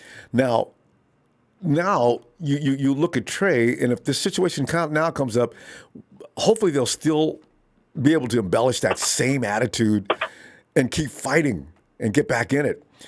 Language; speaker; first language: English; native; English